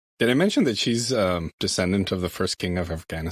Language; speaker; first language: English; native; English